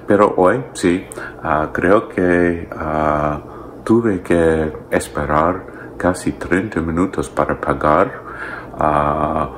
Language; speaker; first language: Spanish; non-native, learner; English